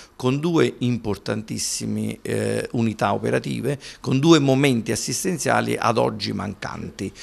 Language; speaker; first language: Italian; native; Italian